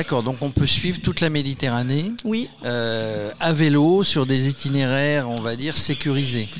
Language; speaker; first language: French; native; French